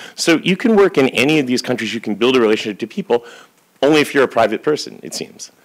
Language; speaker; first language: English; native; English